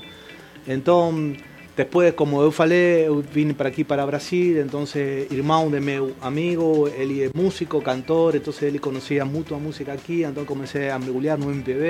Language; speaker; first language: Portuguese; non-native, fluent; Spanish